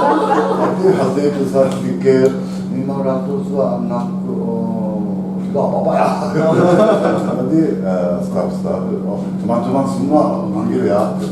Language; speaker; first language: Indonesian; non-native, learner; Japanese